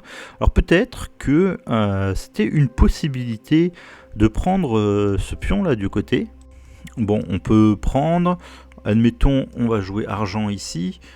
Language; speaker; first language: French; native; French